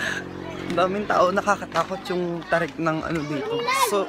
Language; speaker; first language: Filipino; native; Filipino